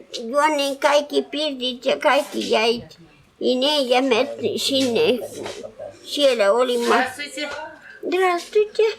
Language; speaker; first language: Finnish; early bilingual, heritage; Finnish